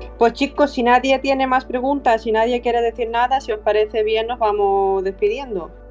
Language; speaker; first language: Spanish; non-native, fluent; Ukrainian